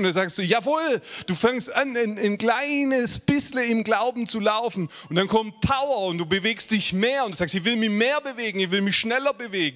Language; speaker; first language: German; native; German